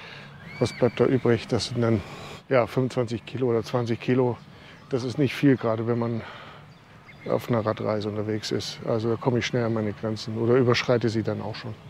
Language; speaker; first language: German; native; German